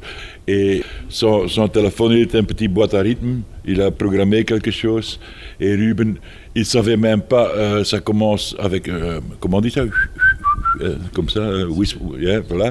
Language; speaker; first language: French; non-native, fluent; Dutch